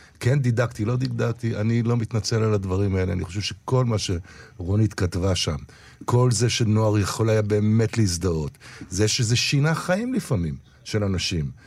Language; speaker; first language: Hebrew; early bilingual, heritage; Hebrew